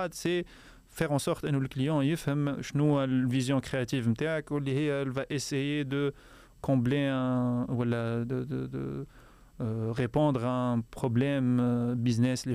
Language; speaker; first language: French; non-native, local second language; Arabic